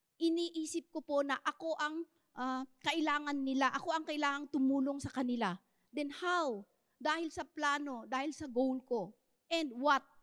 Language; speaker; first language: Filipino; native; Filipino